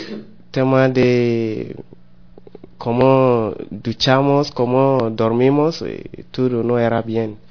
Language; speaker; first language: Spanish; non-native, learner; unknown